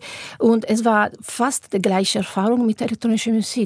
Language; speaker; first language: German; non-native, fluent; Italian